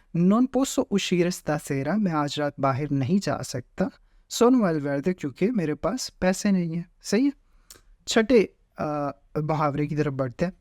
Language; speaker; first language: Urdu; native; Urdu